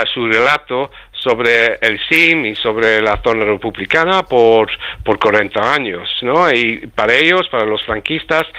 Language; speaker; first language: Spanish; early bilingual, heritage; Spanish